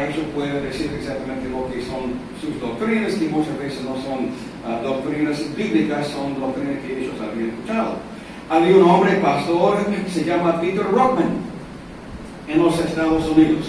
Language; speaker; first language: Spanish; non-native, fluent; English